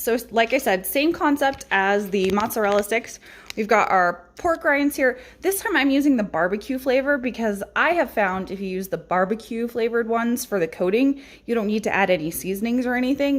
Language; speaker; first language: English; native; English